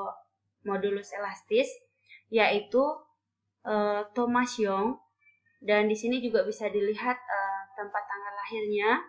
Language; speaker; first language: Indonesian; native; Indonesian